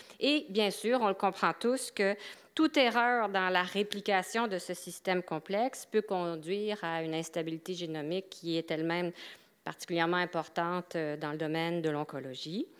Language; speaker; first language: French; native; French